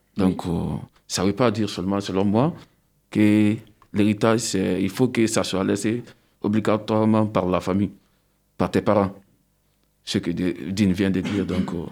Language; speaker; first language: French; non-native, local second language; Susu